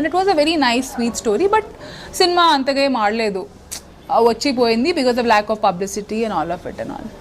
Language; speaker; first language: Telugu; non-native, local second language; Odia